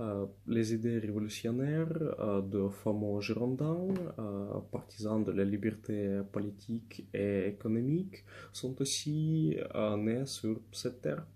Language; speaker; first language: French; non-native, fluent; Russian